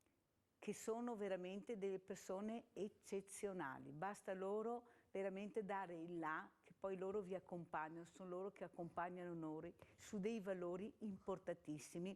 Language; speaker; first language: Italian; native; Italian